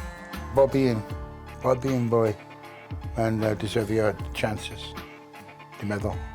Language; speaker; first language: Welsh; non-native, learner; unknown